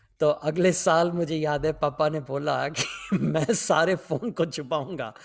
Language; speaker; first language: Hindi; early bilingual, heritage; Hindi